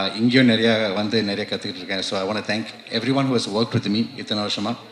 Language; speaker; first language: Tamil; early bilingual, heritage; Tamil